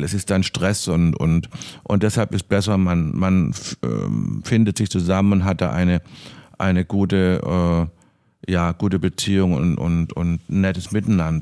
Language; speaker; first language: German; native; German